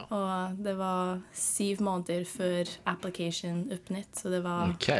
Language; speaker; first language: Norwegian; early bilingual, heritage; Norwegian